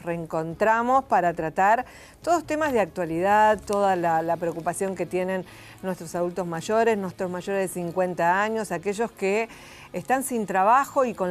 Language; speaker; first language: Spanish; native; Spanish